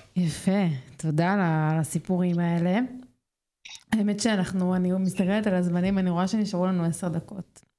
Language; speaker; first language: Hebrew; native; Hebrew